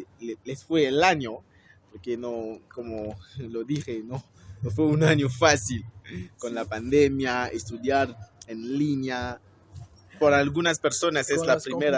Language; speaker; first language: Spanish; non-native, fluent; French